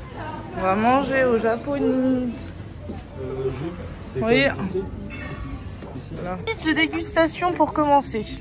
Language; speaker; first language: French; native; French